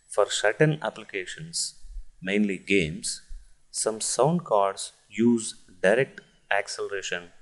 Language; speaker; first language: English; non-native, local second language; Telugu